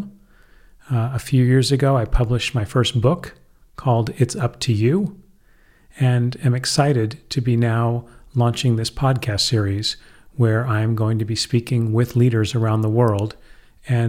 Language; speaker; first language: English; native; English